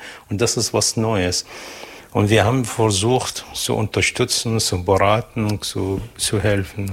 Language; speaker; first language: German; non-native, fluent; Arabic